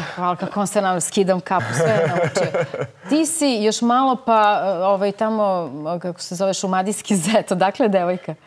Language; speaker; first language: Serbian; native; Serbian